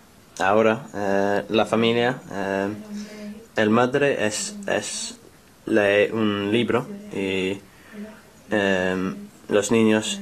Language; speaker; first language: Spanish; non-native, learner; English